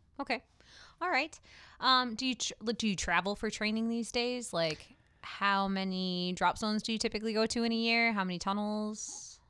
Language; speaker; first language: English; native; English